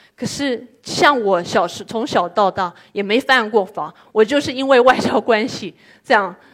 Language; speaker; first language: Chinese; non-native, fluent; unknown